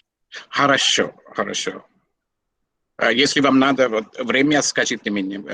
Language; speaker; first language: Russian; non-native, learner; Sinhala